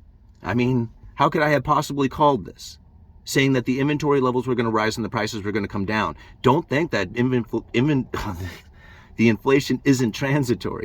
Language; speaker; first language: English; native; English